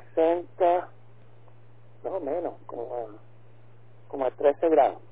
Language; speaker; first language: Spanish; native; Spanish